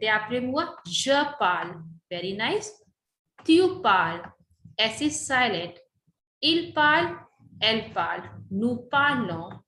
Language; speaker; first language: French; non-native, learner; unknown